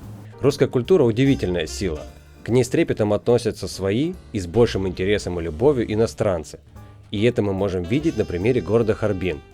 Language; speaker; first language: Russian; native; Russian